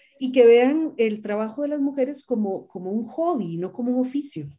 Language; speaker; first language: Spanish; native; Spanish